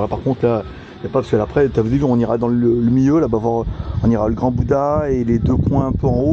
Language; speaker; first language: French; native; French